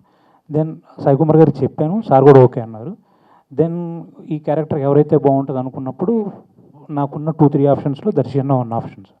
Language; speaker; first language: Telugu; native; Telugu